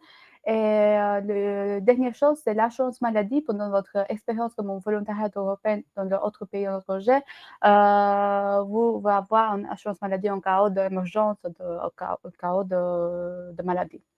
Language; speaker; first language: French; non-native, learner; Albanian